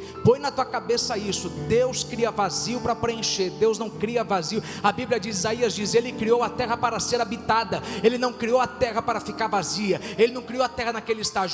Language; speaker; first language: Portuguese; native; Portuguese